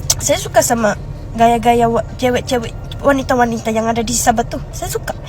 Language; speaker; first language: Malay; early bilingual, other home language; Indonesian